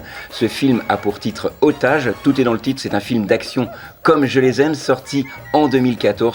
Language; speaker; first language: French; native; French